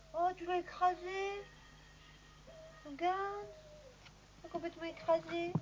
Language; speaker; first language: French; native; French